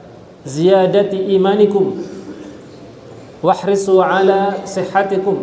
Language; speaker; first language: Arabic; non-native, fluent; Indonesian